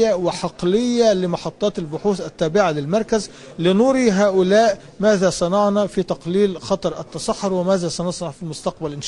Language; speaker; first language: Arabic; native; Arabic